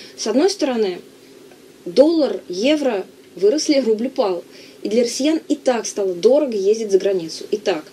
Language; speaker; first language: Russian; native; Russian